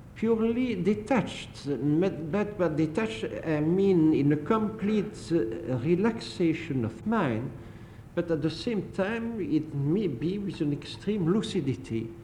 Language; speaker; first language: English; non-native, fluent; French